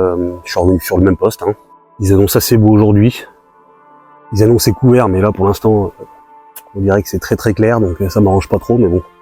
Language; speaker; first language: French; native; French